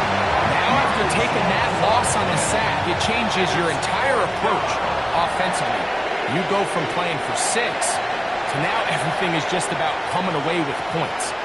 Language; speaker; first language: English; native; English